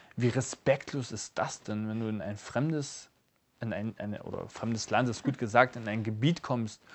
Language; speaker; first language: German; non-native, local second language; Upper Sorbian